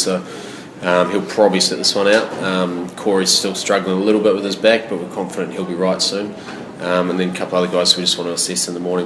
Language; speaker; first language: English; native; English